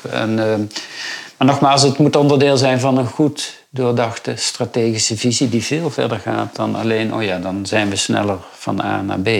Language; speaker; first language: Dutch; native; Dutch